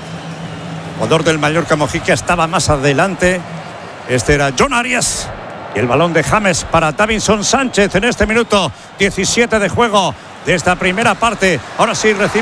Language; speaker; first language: Spanish; native; Spanish